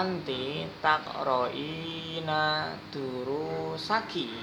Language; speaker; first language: Arabic; non-native, fluent; Indonesian